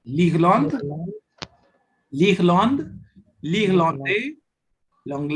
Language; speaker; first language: French; non-native, fluent; Hindi